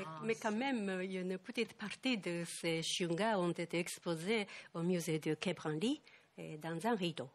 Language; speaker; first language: French; non-native, fluent; Japanese